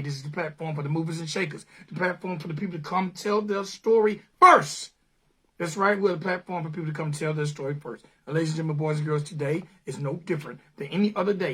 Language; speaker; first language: English; native; English